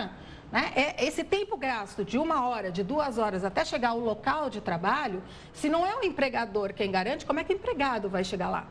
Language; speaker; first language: Portuguese; native; Portuguese